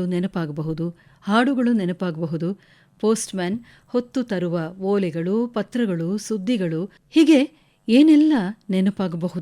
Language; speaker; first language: Kannada; native; Kannada